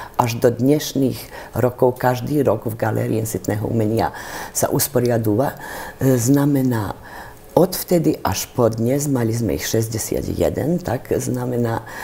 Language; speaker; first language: Slovak; native; Slovak